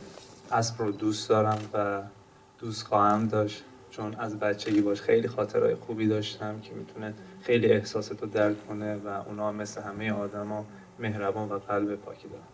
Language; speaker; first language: Persian; non-native, local second language; Turkmen